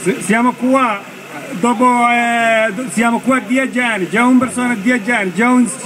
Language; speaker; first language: Italian; non-native, learner; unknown